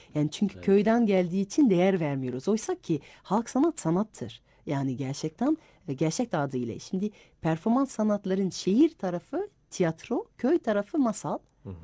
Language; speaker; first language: Turkish; non-native, fluent; French